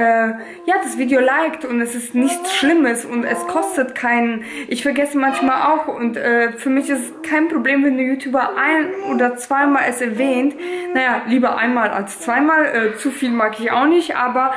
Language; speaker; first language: German; native; German